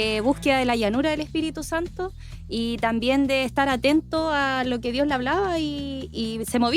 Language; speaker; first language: Spanish; native; Spanish